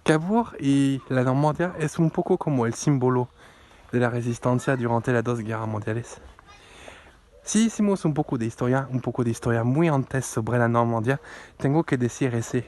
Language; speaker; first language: Spanish; non-native, learner; French